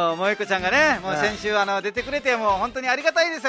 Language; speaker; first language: Japanese; non-native, fluent; Nepali